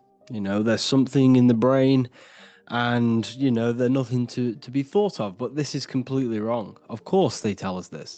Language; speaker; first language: English; native; English